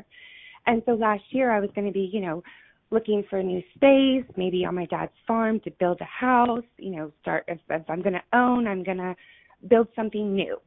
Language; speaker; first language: English; native; English